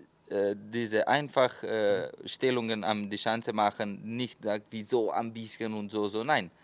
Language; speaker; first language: German; non-native, fluent; Slovenian